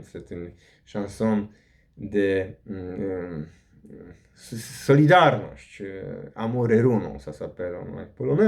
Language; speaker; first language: French; non-native, learner; Polish